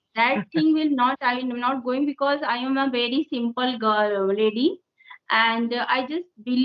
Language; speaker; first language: English; non-native, local second language; Hindi